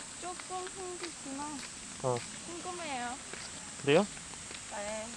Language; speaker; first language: Korean; non-native, learner; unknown